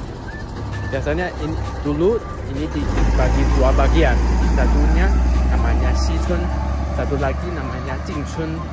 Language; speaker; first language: Indonesian; non-native, fluent; Chinese